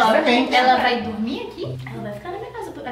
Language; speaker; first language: Portuguese; native; Portuguese